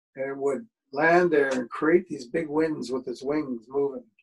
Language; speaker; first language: English; native; English